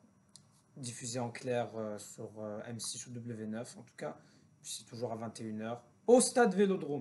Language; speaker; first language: French; native; French